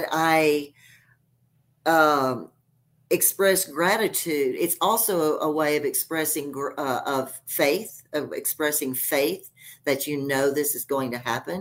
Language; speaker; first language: English; native; English